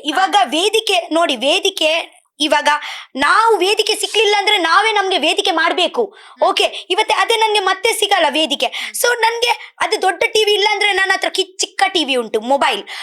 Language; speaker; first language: Kannada; non-native, local second language; Tulu